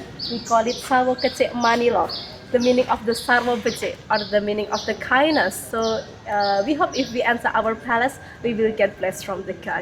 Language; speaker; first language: English; non-native, fluent; Indonesian